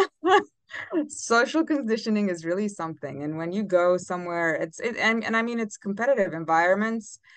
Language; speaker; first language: English; non-native, fluent; Romanian